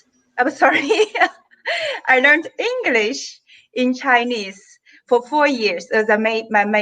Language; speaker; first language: English; non-native, fluent; Chinese